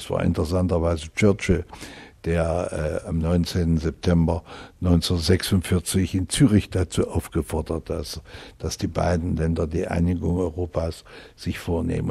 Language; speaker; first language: German; native; German